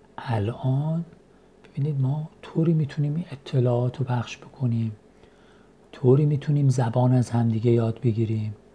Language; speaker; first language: Persian; native; Persian